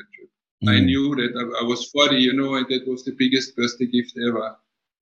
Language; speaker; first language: English; non-native, fluent; German